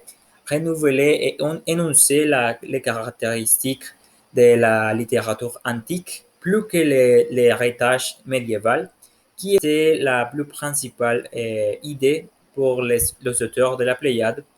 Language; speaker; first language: French; non-native, learner; Spanish